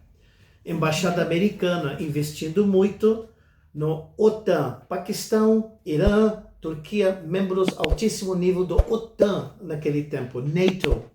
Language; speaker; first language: Portuguese; non-native, fluent; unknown